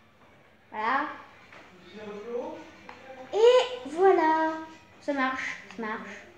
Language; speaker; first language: French; native; French